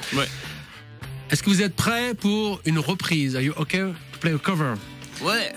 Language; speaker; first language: French; native; French